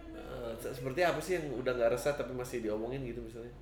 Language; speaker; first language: Indonesian; native; Indonesian